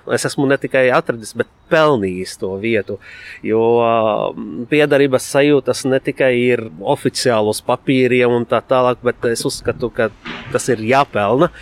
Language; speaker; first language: Latvian; non-native, fluent; Arabic